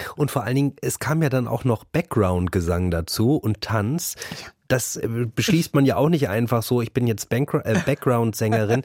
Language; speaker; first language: German; native; German